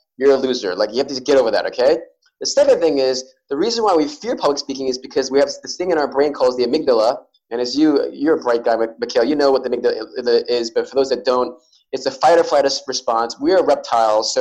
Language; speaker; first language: English; native; English